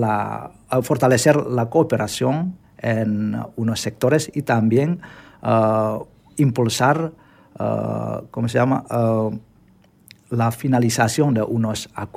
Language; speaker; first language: Spanish; non-native, learner; Indonesian